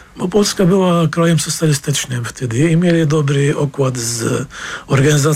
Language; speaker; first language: Polish; non-native, fluent; Arabic